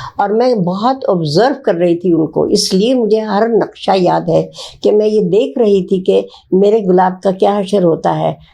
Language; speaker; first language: Urdu; native; Urdu